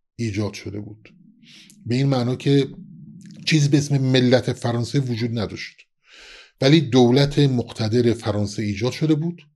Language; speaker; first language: Persian; non-native, local second language; Kurdish